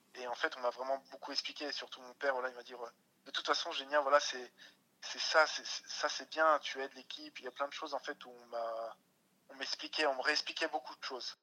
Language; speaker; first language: French; early bilingual, other home language; Russian